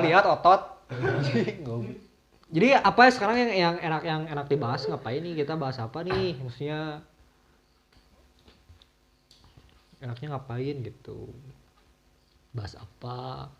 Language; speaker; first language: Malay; non-native, local second language; Sundanese